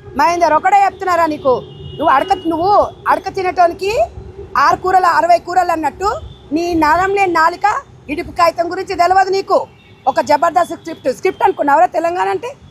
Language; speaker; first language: Telugu; native; Telugu